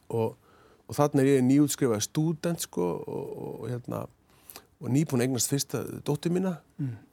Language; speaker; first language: Icelandic; native; Icelandic